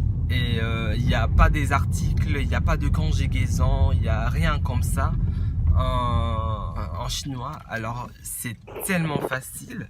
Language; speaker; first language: French; non-native, fluent; English